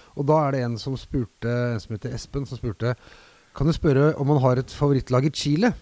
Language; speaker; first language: Norwegian; native; Norwegian